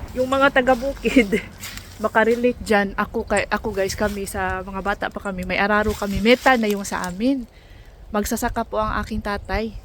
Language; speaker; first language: Filipino; non-native, local second language; Cebuano